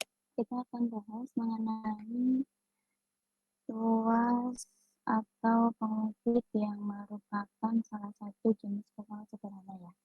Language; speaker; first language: Indonesian; native; Indonesian